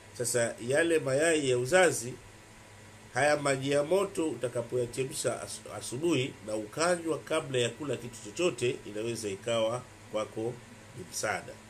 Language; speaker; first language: Swahili; non-native, local second language; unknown